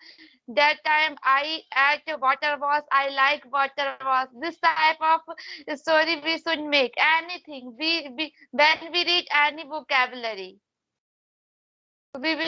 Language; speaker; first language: English; non-native, learner; Hindi